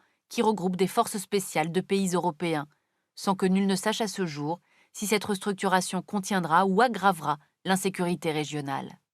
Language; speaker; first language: French; native; French